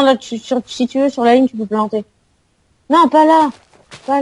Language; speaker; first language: French; native; French